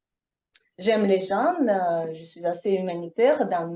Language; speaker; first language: French; non-native, fluent; Russian